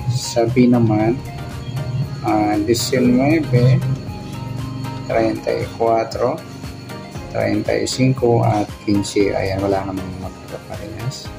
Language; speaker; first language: Filipino; native; Filipino